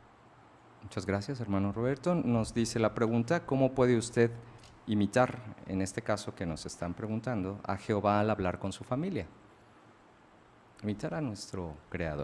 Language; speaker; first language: Spanish; native; Spanish